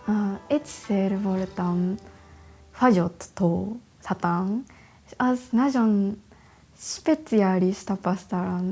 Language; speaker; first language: Hungarian; non-native, learner; Japanese